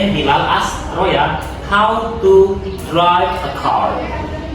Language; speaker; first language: English; non-native, fluent; Indonesian